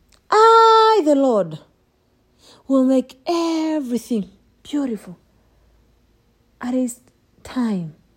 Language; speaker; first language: English; non-native, local second language; Swahili